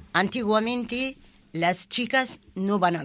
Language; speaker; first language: Spanish; non-native, learner; Arabic